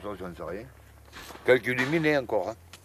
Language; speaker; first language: French; native; French